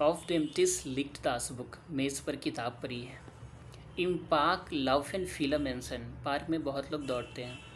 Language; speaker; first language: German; non-native, learner; Hindi